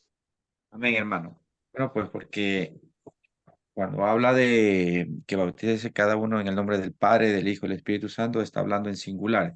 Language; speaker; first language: Spanish; native; Spanish